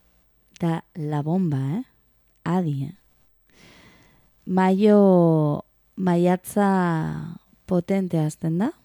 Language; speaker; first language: Basque; non-native, local second language; Spanish